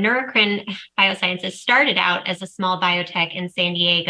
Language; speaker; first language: English; native; English